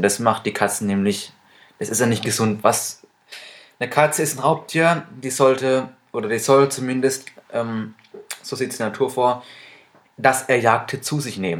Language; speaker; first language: German; native; German